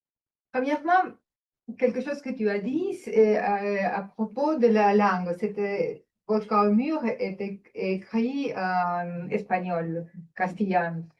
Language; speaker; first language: French; non-native, fluent; Spanish